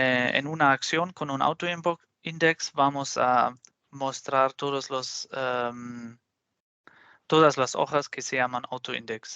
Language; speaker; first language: Spanish; non-native, fluent; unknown